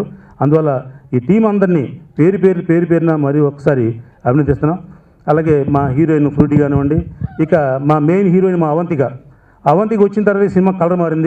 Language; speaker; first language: Telugu; native; Telugu